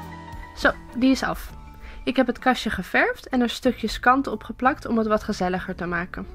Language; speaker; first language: Dutch; native; Dutch